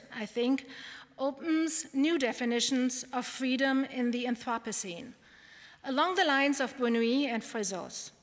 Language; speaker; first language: English; non-native, fluent; German